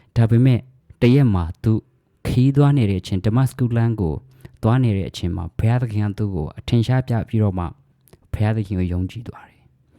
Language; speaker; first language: Burmese; native; Burmese